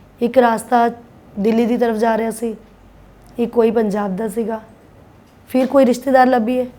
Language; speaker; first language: Punjabi; non-native, local second language; Hindi